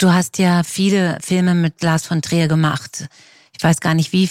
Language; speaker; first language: German; native; German